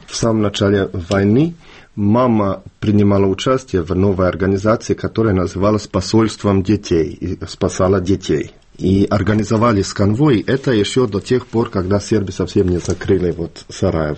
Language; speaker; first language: Russian; non-native, fluent; Bosnian